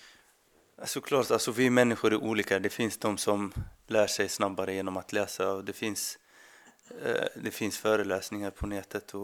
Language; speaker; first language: Swedish; non-native, fluent; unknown